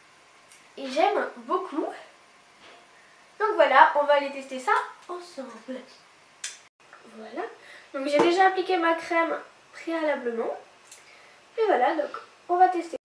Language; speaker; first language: French; native; French